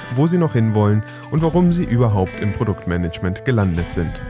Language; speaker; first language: German; early bilingual, other home language; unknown